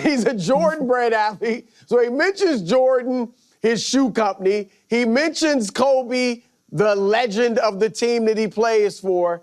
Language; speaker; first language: English; native; English